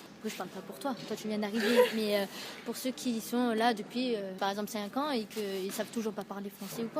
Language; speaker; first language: French; native; French